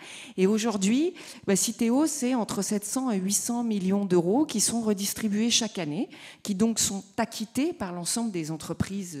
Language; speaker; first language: French; native; French